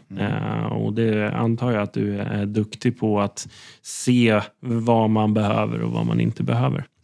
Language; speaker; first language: Swedish; native; Swedish